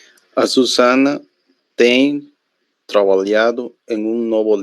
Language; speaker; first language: Portuguese; non-native, learner; Spanish